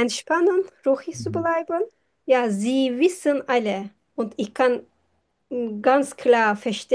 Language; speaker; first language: German; non-native, learner; Turkish